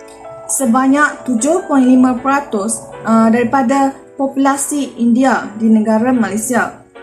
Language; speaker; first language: Malay; native; Malay